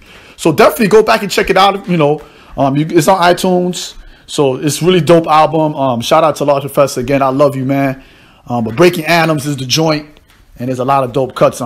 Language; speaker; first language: English; native; English